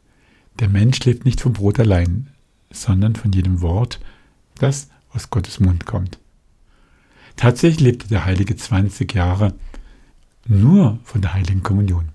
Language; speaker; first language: German; native; German